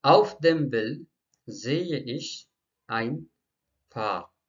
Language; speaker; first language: German; non-native, fluent; Marathi